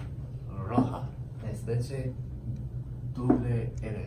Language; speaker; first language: Spanish; non-native, learner; English